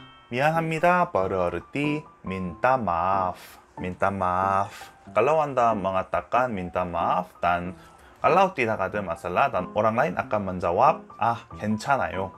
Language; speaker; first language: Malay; non-native, learner; Korean